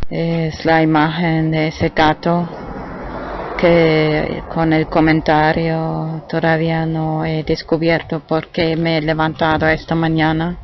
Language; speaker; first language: Spanish; non-native, fluent; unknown